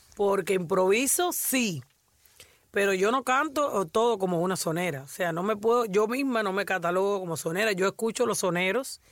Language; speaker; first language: Spanish; native; Spanish